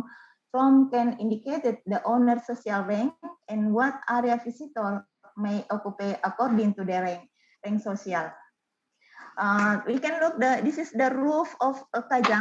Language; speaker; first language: English; non-native, learner; Indonesian